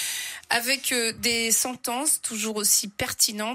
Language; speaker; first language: French; native; French